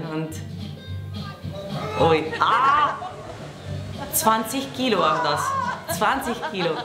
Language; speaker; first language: German; non-native, learner; Italian